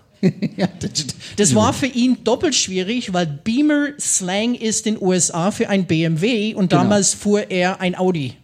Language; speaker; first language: German; non-native, fluent; English